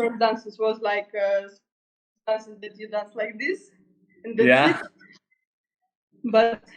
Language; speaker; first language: English; non-native, learner; Russian